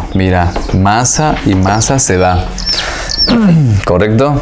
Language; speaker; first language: Spanish; native; Spanish